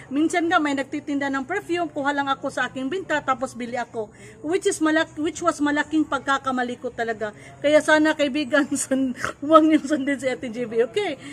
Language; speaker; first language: Filipino; non-native, local second language; Cebuano